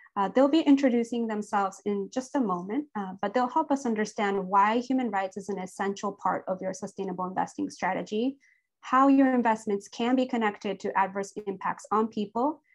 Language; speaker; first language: English; native; English